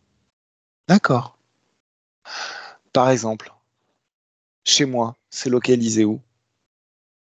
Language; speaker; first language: French; native; French